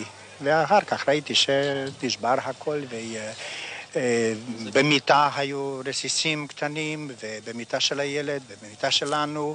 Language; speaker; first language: Hebrew; non-native, fluent; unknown